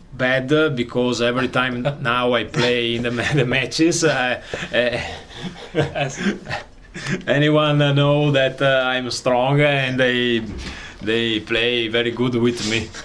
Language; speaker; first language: English; non-native, learner; Italian